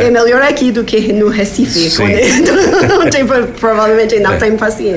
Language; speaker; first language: Portuguese; non-native, fluent; English